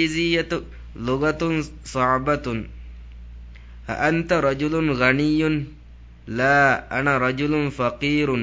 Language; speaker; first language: Arabic; non-native, learner; Divehi